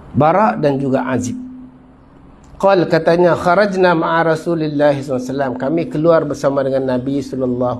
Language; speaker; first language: Malay; native; Malay